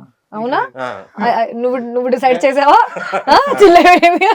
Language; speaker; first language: Telugu; non-native, local second language; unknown